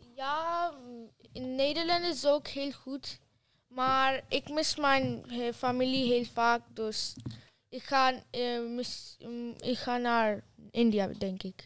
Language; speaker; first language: Dutch; early bilingual, other home language; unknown